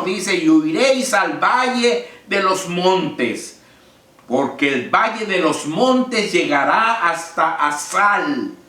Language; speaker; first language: Spanish; native; Spanish